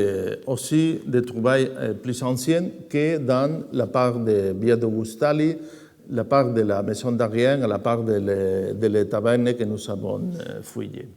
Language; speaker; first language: French; non-native, fluent; Spanish